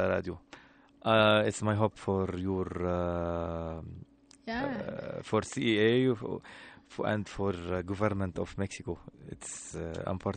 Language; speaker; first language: English; non-native, learner; Arabic